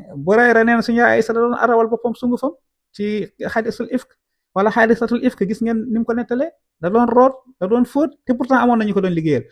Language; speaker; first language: Wolof; native; Wolof